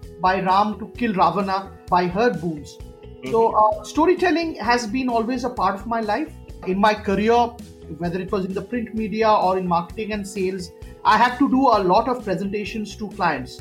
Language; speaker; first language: English; non-native, local second language; Bangla